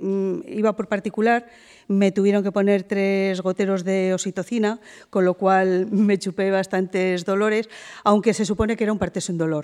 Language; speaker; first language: Spanish; native; Spanish